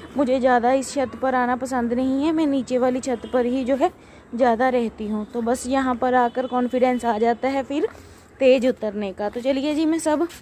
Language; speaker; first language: Hindi; non-native, local second language; Punjabi